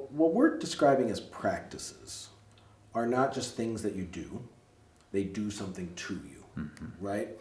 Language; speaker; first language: English; native; English